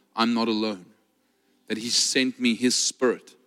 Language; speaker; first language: English; non-native, local second language; Afrikaans